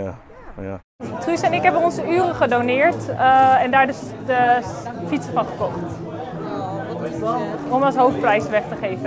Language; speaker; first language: Dutch; native; Dutch